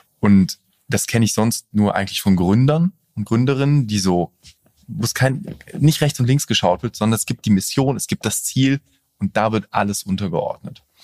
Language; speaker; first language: German; native; German